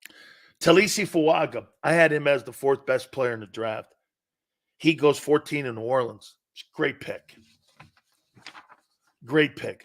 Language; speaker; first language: English; native; English